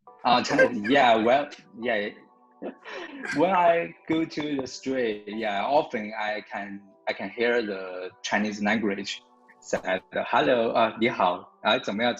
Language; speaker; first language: English; non-native, learner; Chinese